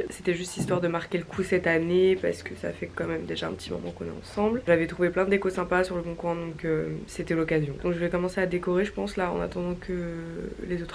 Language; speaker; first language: French; native; French